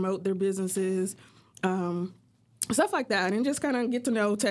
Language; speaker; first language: English; native; English